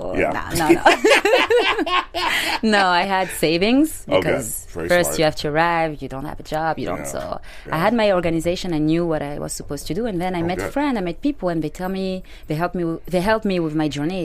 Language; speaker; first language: English; non-native, fluent; French